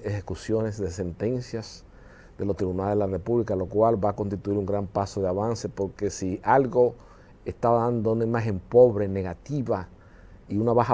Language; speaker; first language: Spanish; native; Spanish